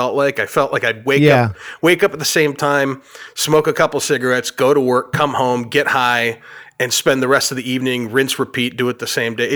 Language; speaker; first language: English; native; English